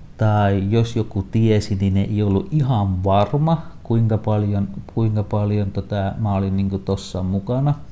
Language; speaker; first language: Finnish; non-native, fluent; Tamil